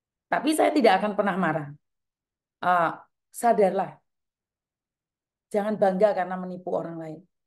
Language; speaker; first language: Indonesian; non-native, local second language; Javanese